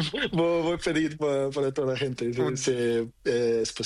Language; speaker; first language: Spanish; non-native, learner; Portuguese